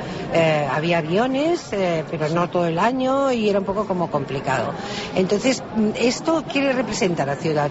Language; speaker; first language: Spanish; non-native, local second language; Catalan